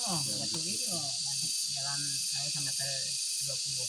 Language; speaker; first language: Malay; non-native, local second language; Sundanese